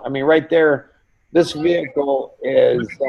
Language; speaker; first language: English; native; English